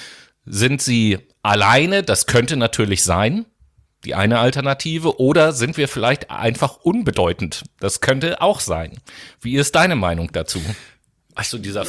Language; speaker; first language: German; native; German